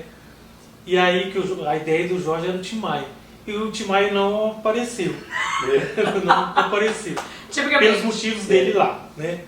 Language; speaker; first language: Portuguese; native; Portuguese